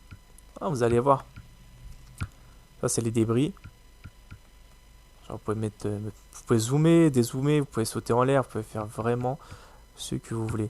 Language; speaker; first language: French; native; French